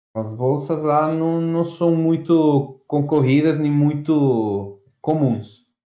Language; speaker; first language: Portuguese; non-native, fluent; Spanish